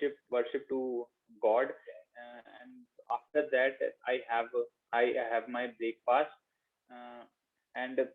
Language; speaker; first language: English; non-native, learner; Hindi